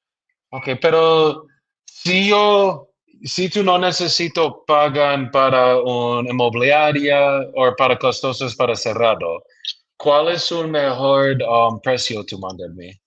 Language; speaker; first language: Spanish; non-native, learner; English